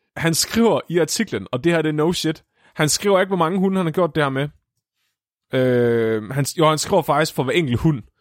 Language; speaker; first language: Danish; native; Danish